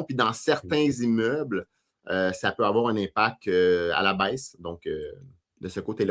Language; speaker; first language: French; native; French